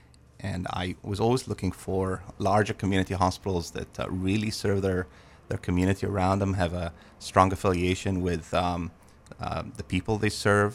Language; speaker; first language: English; native; English